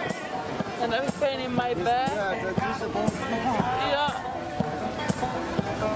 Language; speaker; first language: English; non-native, learner; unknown